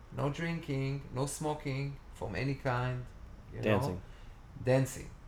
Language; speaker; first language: English; non-native, fluent; Hebrew